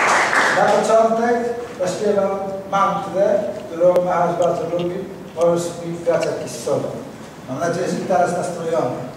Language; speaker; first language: Polish; native; Polish